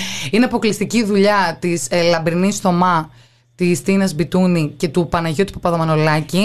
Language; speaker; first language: Greek; native; Greek